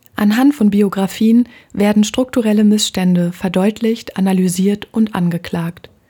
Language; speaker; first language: German; native; German